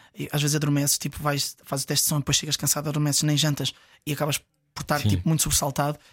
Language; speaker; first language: Portuguese; native; Portuguese